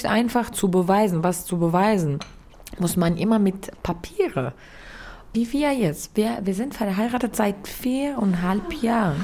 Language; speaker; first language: German; non-native, fluent; Arabic